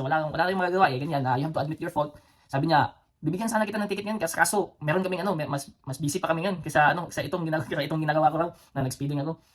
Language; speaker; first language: Filipino; non-native, local second language; Cebuano